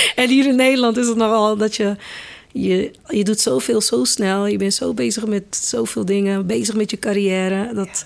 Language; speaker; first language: Dutch; non-native, fluent; Kabuverdianu